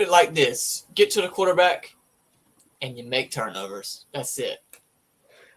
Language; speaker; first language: English; native; English